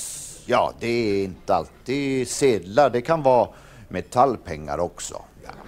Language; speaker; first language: Swedish; native; Swedish